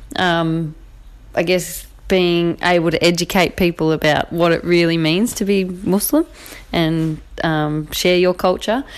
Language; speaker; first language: English; native; English